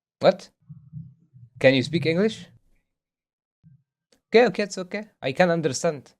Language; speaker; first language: English; non-native, learner; Arabic